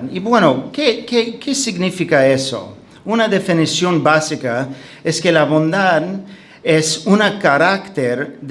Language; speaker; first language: Spanish; non-native, fluent; English